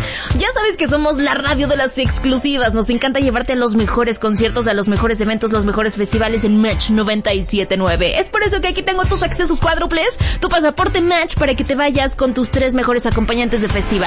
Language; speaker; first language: Spanish; native; Spanish